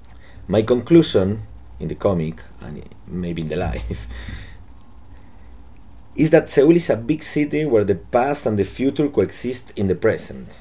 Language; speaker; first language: English; non-native, local second language; Spanish